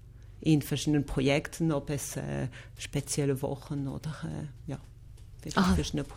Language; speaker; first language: German; non-native, local second language; French